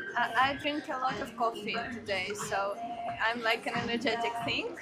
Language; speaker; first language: English; non-native, learner; Ukrainian